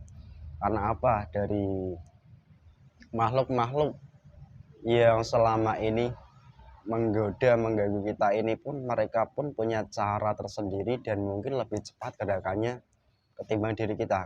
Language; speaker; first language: Indonesian; native; Indonesian